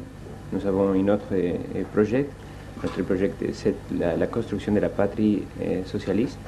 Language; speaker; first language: French; non-native, fluent; Spanish